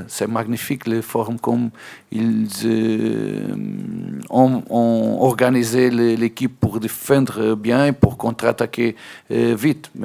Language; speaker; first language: French; non-native, fluent; Portuguese